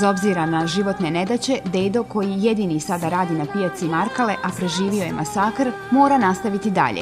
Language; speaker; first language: Bosnian; native; Bosnian